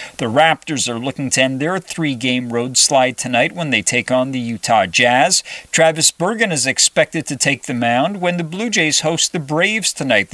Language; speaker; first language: English; native; English